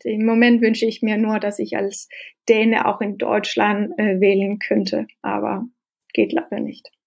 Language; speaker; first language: German; non-native, fluent; Danish